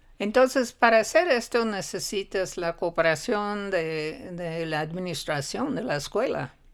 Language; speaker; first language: Spanish; non-native, fluent; English